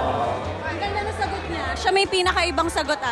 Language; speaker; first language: Filipino; native; Filipino